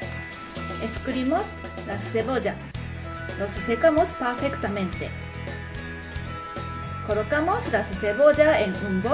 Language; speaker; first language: Spanish; non-native, learner; Japanese